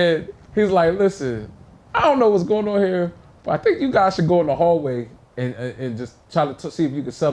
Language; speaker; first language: English; native; English